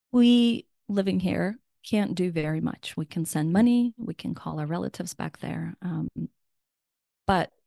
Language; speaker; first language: English; non-native, fluent; Russian